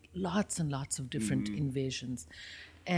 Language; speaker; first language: English; non-native, local second language; Bangla